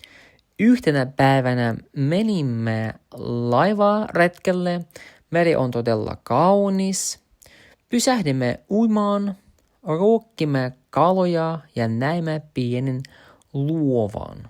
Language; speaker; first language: Finnish; non-native, learner; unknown